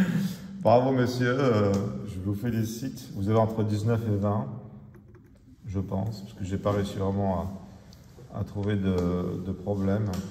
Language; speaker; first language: French; native; French